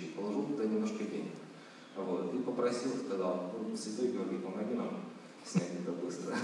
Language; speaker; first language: Russian; native; Russian